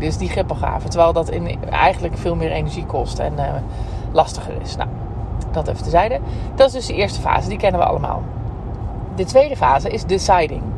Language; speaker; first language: Dutch; native; Dutch